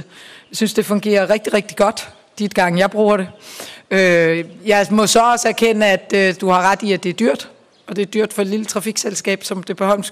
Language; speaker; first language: Danish; native; Danish